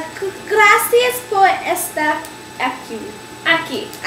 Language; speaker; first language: Spanish; non-native, learner; English